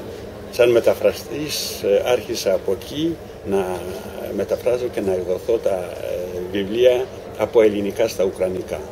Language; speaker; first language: Greek; non-native, learner; Ukrainian